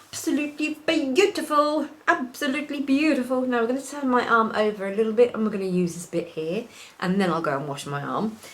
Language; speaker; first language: English; native; English